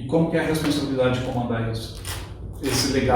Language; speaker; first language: Portuguese; native; Portuguese